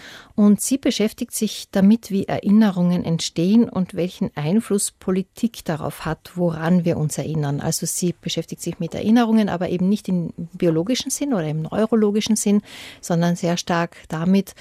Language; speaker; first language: German; native; German